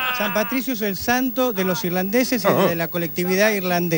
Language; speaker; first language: Spanish; native; Spanish